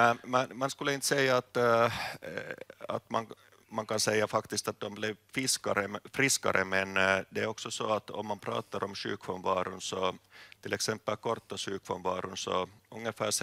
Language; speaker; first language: Swedish; non-native, local second language; Finnish